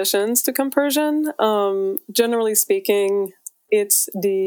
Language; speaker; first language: English; native; English